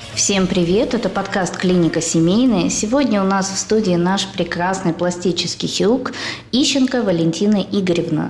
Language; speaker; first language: Russian; native; Russian